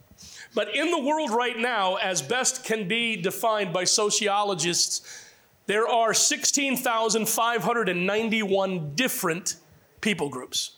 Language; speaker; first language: English; native; English